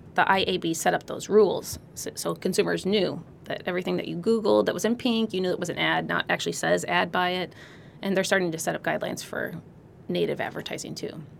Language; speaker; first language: English; native; English